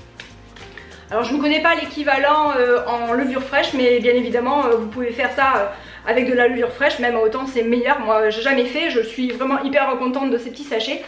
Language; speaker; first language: French; native; French